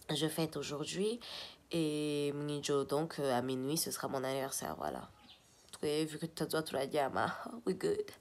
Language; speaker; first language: French; non-native, local second language; Rundi